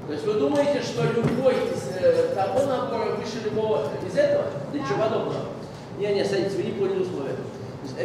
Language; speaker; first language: Russian; native; Russian